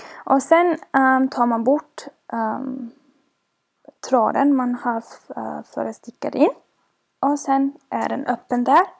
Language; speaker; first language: Swedish; non-native, fluent; German